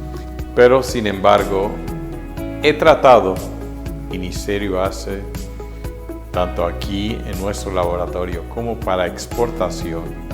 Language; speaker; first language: Spanish; non-native, fluent; Portuguese